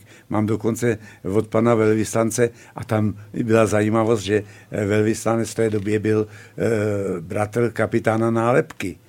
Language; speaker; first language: Czech; native; Czech